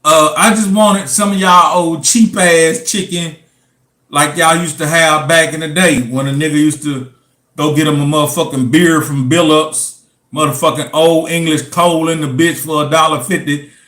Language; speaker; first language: English; native; English